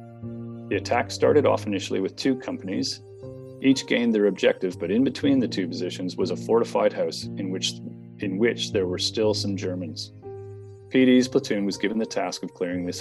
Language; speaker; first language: English; native; English